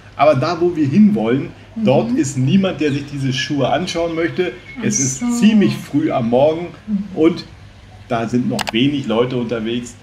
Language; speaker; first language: German; native; German